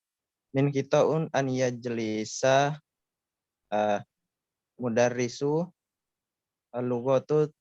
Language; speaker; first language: Arabic; non-native, learner; Indonesian